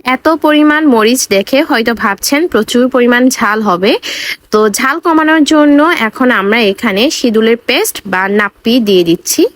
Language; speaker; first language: Bangla; non-native, local second language; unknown